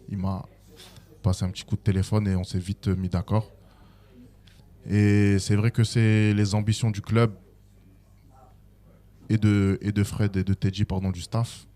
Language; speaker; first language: French; native; French